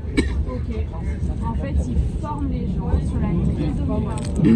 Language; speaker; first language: French; native; French